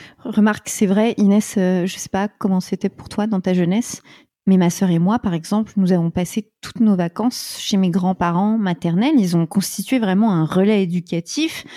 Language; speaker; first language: French; native; French